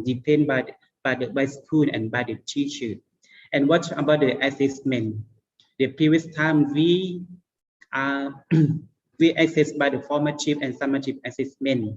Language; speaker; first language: English; non-native, learner; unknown